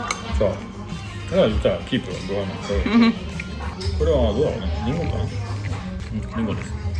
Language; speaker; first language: Japanese; non-native, fluent; French